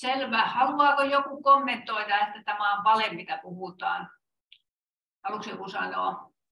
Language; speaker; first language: Finnish; native; Finnish